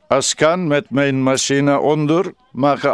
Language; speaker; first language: Dutch; non-native, learner; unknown